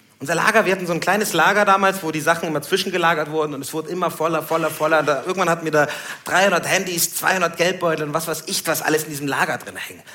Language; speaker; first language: German; early bilingual, other home language; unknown